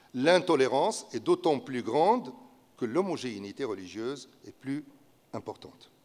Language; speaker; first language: French; non-native, local second language; Arabic